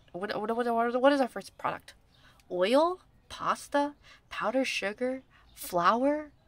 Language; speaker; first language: English; early bilingual, other home language; Korean